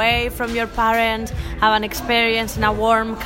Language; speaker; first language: English; non-native, fluent; Spanish